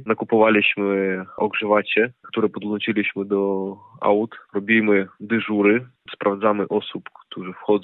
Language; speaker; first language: Polish; non-native, fluent; Ukrainian